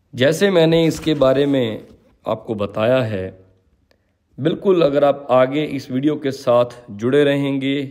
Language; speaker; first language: Hindi; native; Hindi